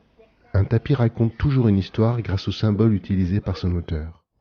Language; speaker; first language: French; native; French